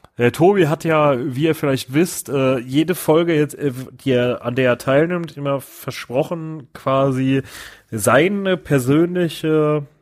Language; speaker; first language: German; native; German